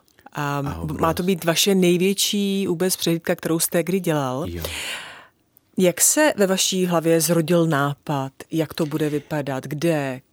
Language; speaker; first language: Czech; native; Czech